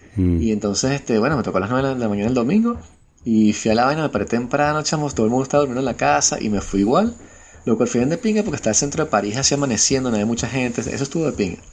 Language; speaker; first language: Spanish; native; Spanish